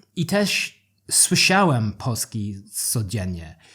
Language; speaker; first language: Polish; non-native, learner; English